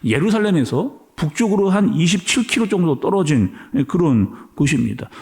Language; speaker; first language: Korean; native; Korean